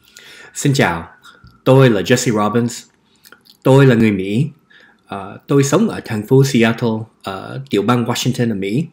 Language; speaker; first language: Vietnamese; non-native, learner; English